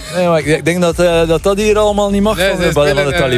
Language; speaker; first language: Dutch; native; Dutch